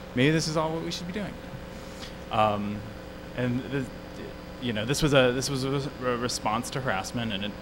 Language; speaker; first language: English; native; English